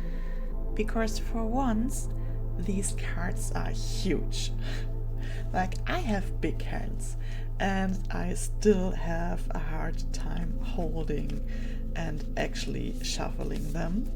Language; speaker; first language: English; non-native, fluent; German